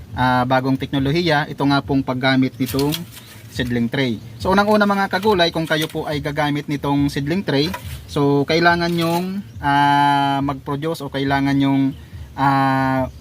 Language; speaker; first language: Filipino; non-native, local second language; Bikol